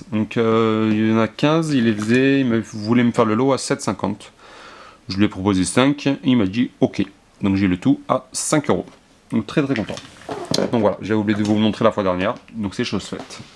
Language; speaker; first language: French; native; French